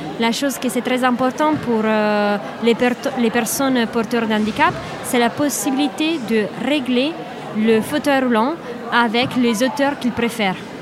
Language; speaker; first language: French; non-native, fluent; Italian